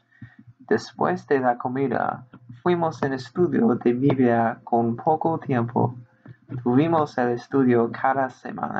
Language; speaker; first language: Spanish; non-native, learner; English